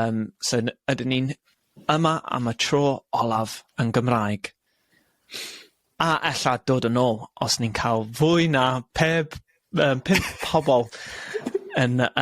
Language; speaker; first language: Welsh; non-native, learner; English